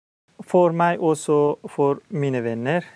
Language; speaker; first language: Norwegian; non-native, learner; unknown